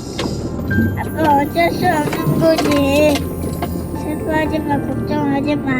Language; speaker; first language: Korean; native; Korean